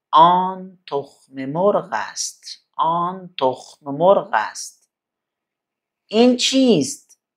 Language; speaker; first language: Persian; non-native, fluent; Urdu